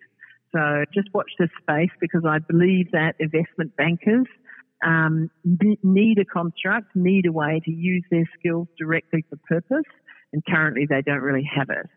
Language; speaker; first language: English; native; English